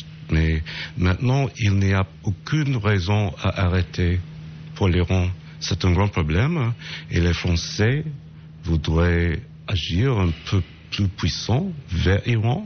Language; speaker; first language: French; non-native, fluent; English